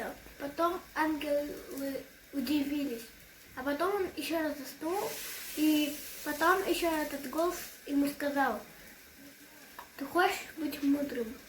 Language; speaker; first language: Russian; early bilingual, other home language; Tajik